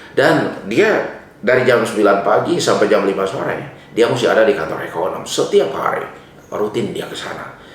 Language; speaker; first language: Indonesian; non-native, local second language; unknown